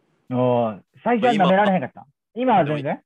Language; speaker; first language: Japanese; native; Japanese